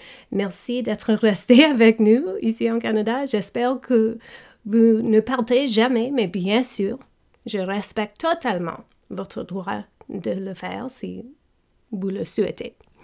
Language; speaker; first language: French; non-native, fluent; English